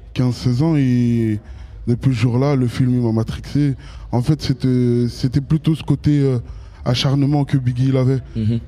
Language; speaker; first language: French; native; French